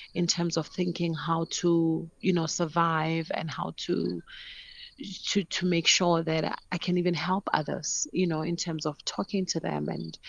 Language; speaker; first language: English; non-native, local second language; Northern Sotho